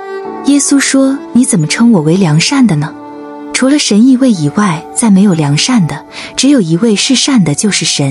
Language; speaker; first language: Chinese; native; Chinese